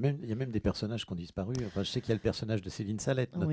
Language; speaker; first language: French; native; French